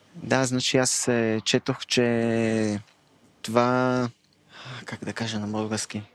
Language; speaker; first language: Bulgarian; non-native, learner; Hebrew